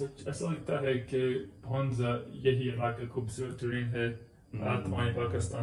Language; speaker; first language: Hindi; non-native, learner; English